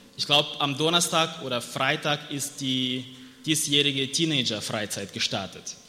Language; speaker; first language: German; non-native, fluent; Russian